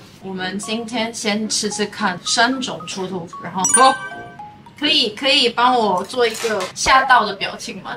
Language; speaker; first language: Chinese; non-native, fluent; Korean